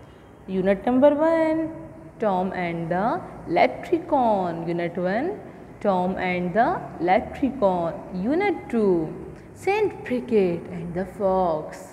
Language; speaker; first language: English; non-native, local second language; Urdu